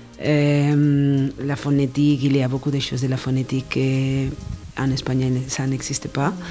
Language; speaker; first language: French; non-native, learner; Spanish